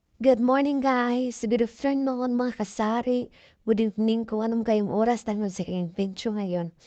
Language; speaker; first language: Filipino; non-native, local second language; Cebuano